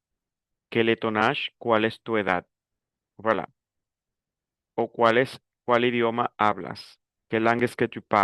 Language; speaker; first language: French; non-native, fluent; Spanish